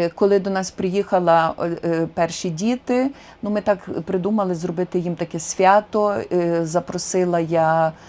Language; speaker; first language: Ukrainian; native; Ukrainian